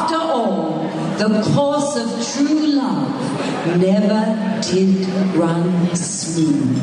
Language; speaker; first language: English; native; English